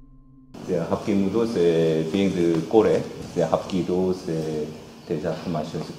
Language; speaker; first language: French; non-native, learner; Korean